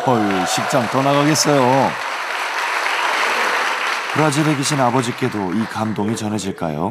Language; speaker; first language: Korean; native; Korean